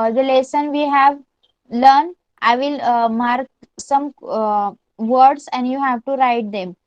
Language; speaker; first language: English; non-native, local second language; Marathi